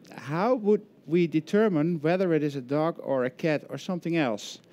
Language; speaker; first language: English; non-native, fluent; Dutch